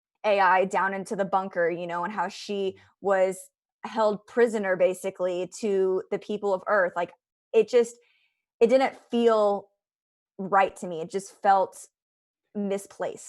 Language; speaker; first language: English; native; English